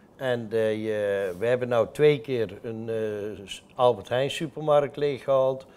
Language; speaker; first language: Dutch; native; Dutch